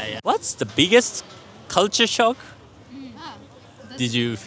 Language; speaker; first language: English; non-native, fluent; Japanese